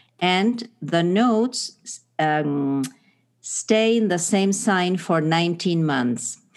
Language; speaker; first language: English; non-native, fluent; Spanish